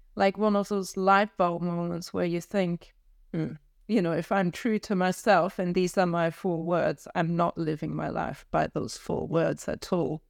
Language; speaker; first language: English; non-native, fluent; German